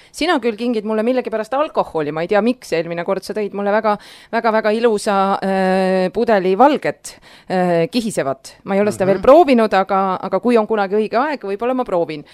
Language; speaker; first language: Estonian; native; Estonian